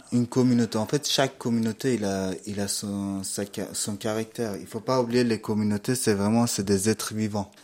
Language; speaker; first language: French; non-native, fluent; Persian